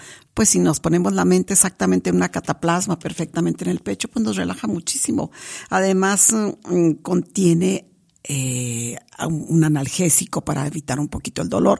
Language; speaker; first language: Spanish; native; Spanish